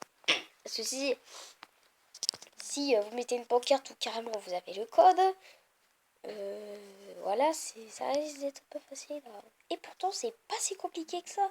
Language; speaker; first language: French; native; French